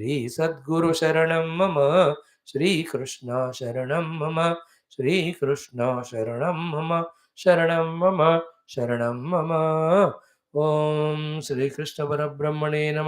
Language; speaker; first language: English; non-native, local second language; Hindi